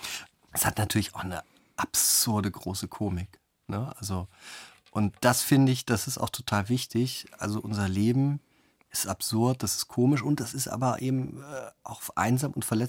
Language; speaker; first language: German; native; German